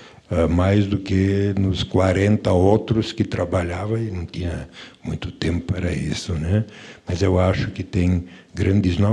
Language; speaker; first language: Portuguese; non-native, fluent; Bulgarian